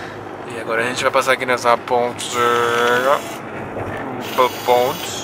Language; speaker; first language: Portuguese; native; Portuguese